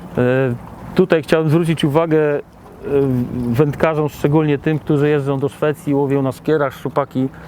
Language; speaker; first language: Polish; native; Polish